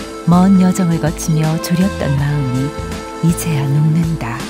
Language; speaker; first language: Korean; native; Korean